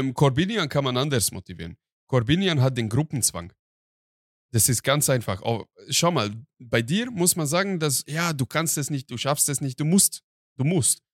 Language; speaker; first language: German; non-native, fluent; Hungarian